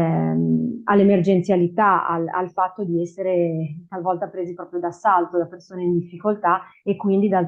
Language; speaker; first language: Italian; native; Italian